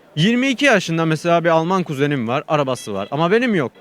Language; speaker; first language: Turkish; native; Turkish